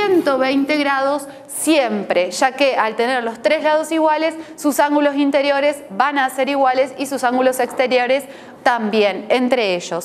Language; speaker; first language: Spanish; native; Spanish